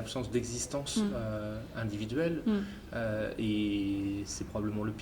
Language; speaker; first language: French; native; French